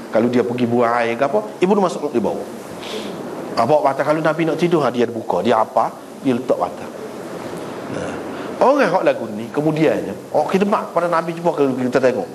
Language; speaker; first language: Malay; native; Malay